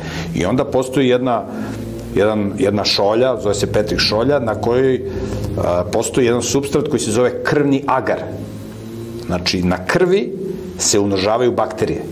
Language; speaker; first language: Serbian; native; Serbian